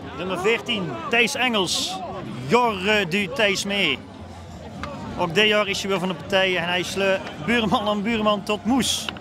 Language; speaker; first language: Dutch; native; Dutch